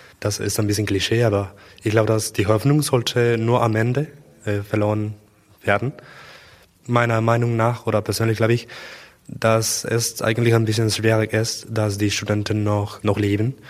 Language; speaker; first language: German; non-native, learner; Spanish